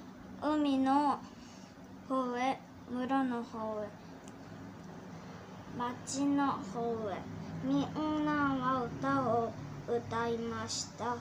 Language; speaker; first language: Japanese; early bilingual, heritage; Korean